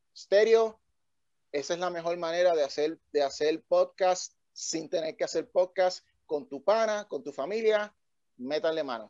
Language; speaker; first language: Spanish; native; Spanish